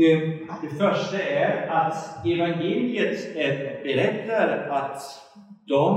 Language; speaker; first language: Swedish; non-native, fluent; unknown